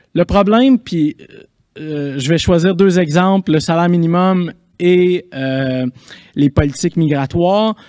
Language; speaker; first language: French; native; French